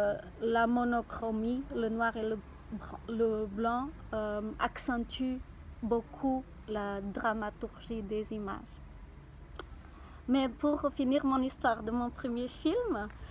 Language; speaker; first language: French; non-native, fluent; Portuguese